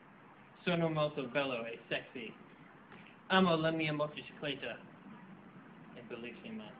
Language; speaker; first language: Italian; non-native, learner; English